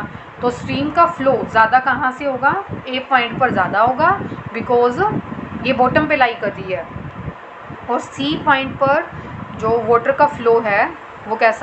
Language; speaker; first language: Hindi; native; Hindi